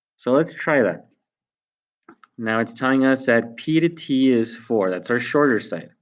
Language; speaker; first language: English; native; English